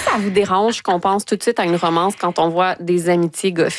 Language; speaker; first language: French; native; French